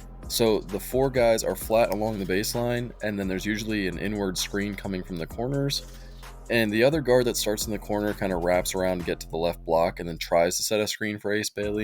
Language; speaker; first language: English; native; English